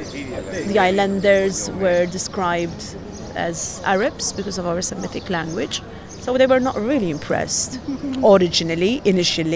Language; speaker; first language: English; non-native, fluent; Maltese